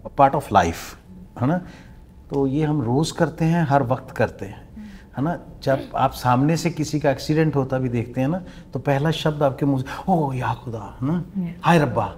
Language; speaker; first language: Hindi; non-native, local second language; Punjabi